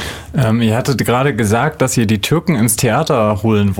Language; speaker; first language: German; native; German